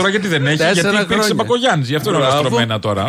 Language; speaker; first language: Greek; native; Greek